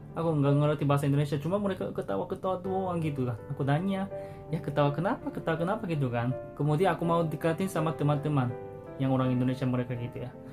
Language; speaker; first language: Indonesian; non-native, fluent; Korean